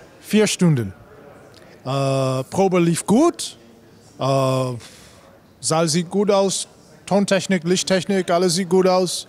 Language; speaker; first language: German; non-native, learner; English